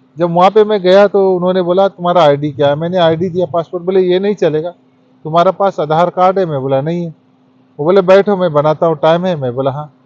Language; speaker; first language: Hindi; early bilingual, heritage; Hindi